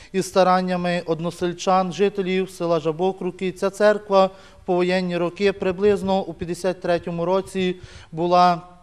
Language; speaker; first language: Ukrainian; native; Ukrainian